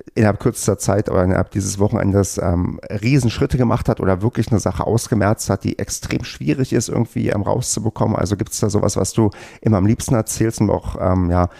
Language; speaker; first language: German; native; German